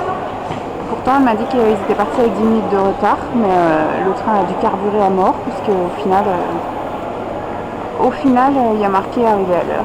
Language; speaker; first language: French; native; French